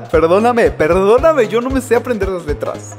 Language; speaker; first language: Spanish; native; Spanish